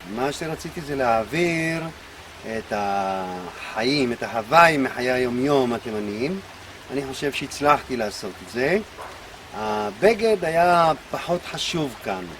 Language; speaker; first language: Hebrew; native; Hebrew